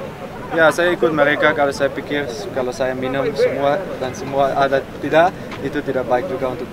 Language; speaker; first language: Indonesian; non-native, fluent; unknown